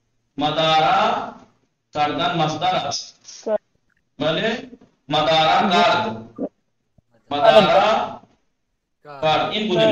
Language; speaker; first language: Persian; non-native, fluent; Urdu